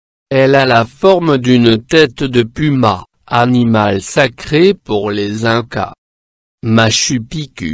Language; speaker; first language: French; non-native, local second language; Arabic